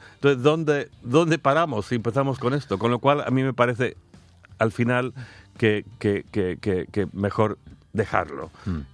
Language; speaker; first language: Spanish; non-native, fluent; English